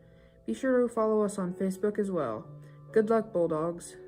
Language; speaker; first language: English; native; English